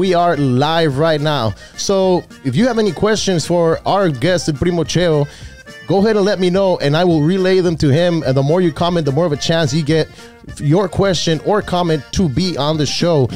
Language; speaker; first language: English; native; English